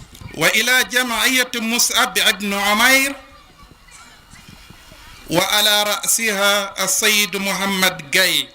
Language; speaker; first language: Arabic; non-native, fluent; Wolof